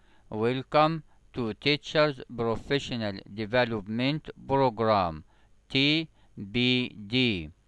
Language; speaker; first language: English; non-native, fluent; Arabic